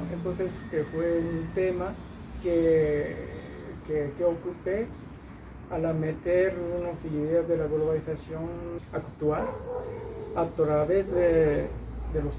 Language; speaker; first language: Spanish; non-native, learner; Japanese